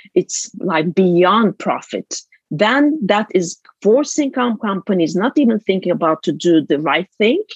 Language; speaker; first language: English; non-native, fluent; Turkish